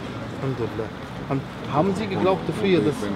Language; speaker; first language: German; non-native, learner; Arabic